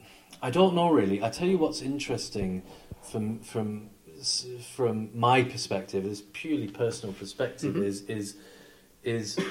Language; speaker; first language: English; native; English